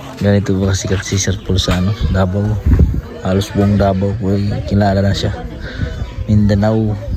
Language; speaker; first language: Filipino; non-native, local second language; Cebuano